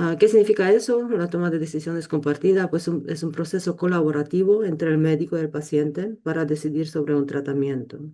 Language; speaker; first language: Spanish; non-native, fluent; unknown